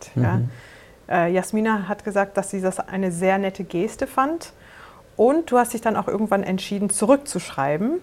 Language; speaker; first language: German; native; German